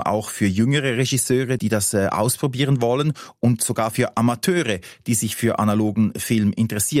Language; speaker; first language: German; native; German